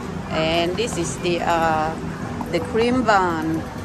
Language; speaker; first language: English; non-native, learner; Thai